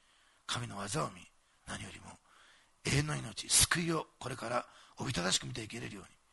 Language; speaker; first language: Japanese; native; Japanese